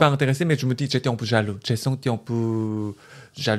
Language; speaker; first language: French; non-native, learner; Korean